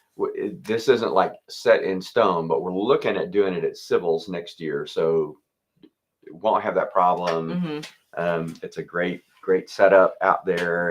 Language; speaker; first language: English; native; English